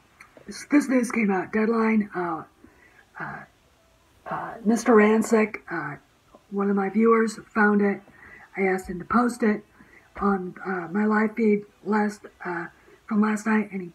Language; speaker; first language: English; native; English